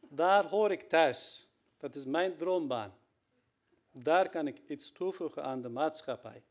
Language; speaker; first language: Dutch; non-native, fluent; Turkish